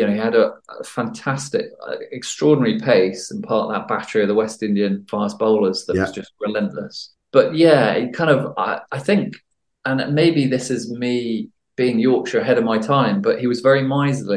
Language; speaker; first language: English; native; English